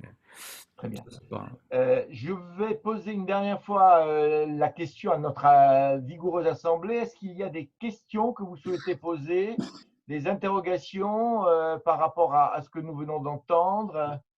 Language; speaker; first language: French; native; French